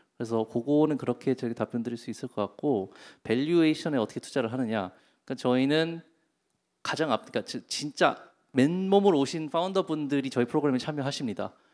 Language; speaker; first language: Korean; native; Korean